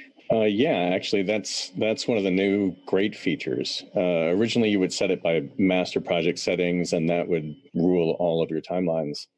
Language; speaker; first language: English; native; English